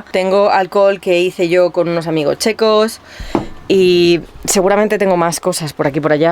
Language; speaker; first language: Spanish; native; Spanish